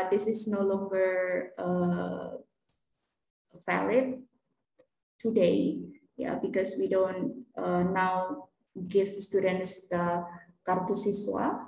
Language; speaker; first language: English; non-native, fluent; Indonesian